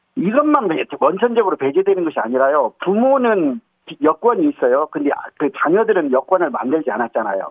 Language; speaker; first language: Korean; native; Korean